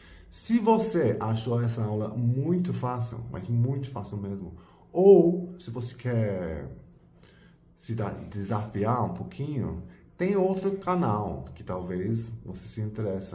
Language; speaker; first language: Portuguese; non-native, fluent; English